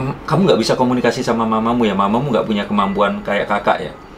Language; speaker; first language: Indonesian; native; Indonesian